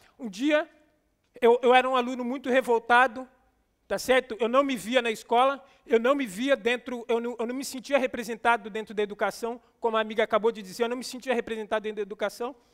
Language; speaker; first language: Portuguese; native; Portuguese